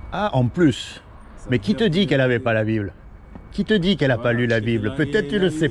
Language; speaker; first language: French; native; French